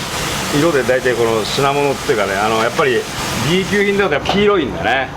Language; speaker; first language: Japanese; native; Japanese